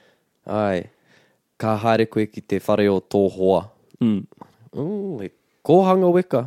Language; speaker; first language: Māori; non-native, local second language; English